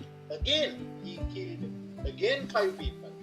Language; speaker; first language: English; non-native, learner; Sinhala